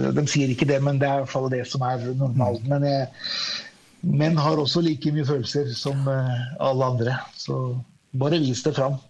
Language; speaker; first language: Norwegian; early bilingual, other home language; Persian